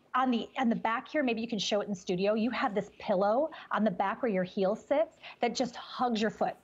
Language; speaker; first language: English; native; English